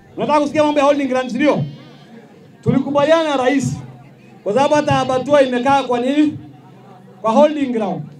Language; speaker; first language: Swahili; non-native, local second language; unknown